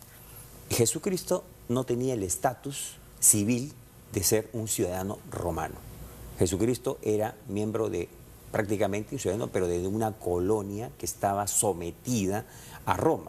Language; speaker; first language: Spanish; native; Spanish